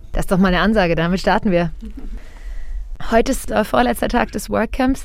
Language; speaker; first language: German; native; German